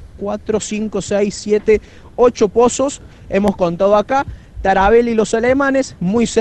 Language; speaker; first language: Spanish; native; Spanish